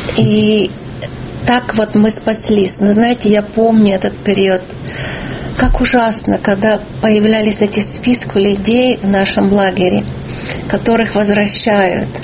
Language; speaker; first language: Russian; early bilingual, heritage; Russian